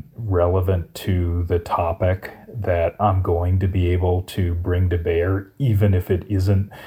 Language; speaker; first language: English; native; English